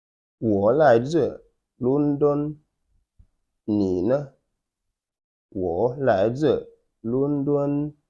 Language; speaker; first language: Chinese; non-native, fluent; Wolof